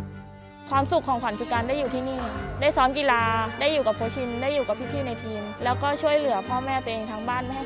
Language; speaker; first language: Thai; native; Thai